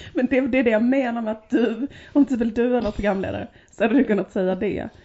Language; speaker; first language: Swedish; native; Swedish